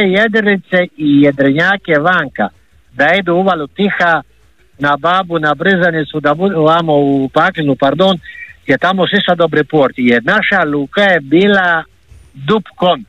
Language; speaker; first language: Serbian; native; Serbian